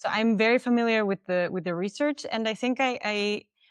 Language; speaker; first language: English; non-native, fluent; German